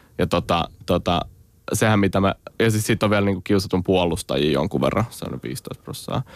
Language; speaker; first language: Finnish; native; Finnish